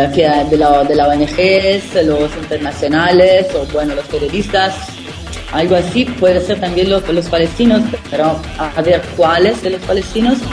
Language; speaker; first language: Spanish; non-native, fluent; Italian